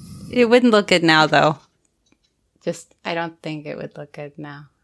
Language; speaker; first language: English; native; English